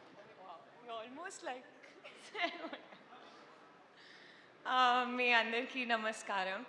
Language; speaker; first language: Telugu; non-native, learner; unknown